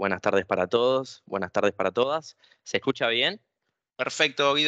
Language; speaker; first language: Spanish; native; Spanish